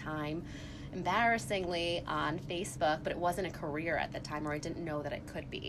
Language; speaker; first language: English; native; English